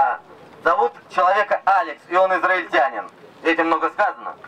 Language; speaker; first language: Russian; native; Russian